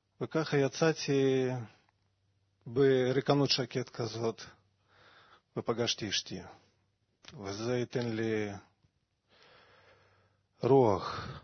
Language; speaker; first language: Hebrew; non-native, learner; Russian